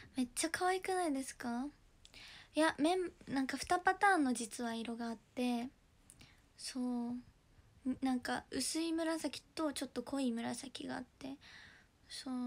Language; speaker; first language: Japanese; native; Japanese